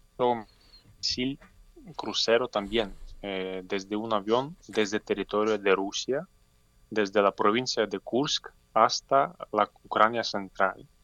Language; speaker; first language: Spanish; non-native, fluent; Ukrainian